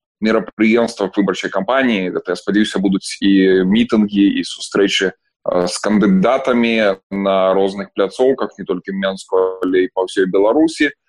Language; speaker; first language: Belarusian; non-native, local second language; Russian